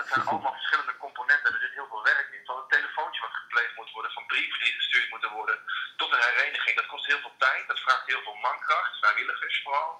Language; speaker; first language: Dutch; native; Dutch